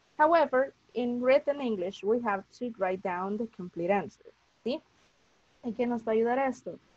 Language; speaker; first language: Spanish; native; Spanish